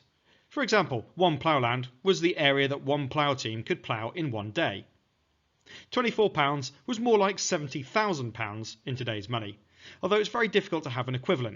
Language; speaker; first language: English; native; English